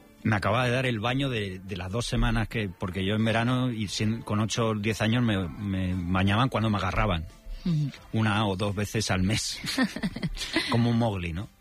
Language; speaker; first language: Spanish; native; Spanish